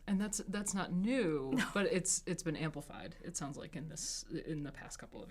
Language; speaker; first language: English; native; English